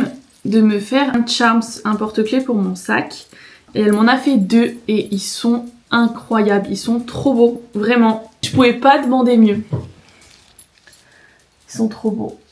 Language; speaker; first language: French; native; French